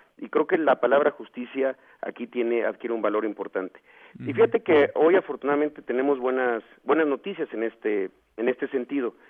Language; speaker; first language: Spanish; native; Spanish